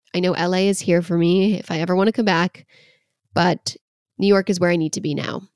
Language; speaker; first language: English; native; English